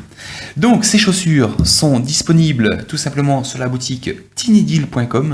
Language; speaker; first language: French; native; French